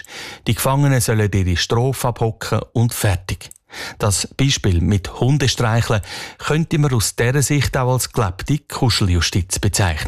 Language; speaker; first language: German; native; German